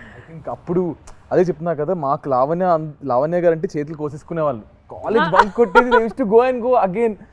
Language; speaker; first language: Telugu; native; Telugu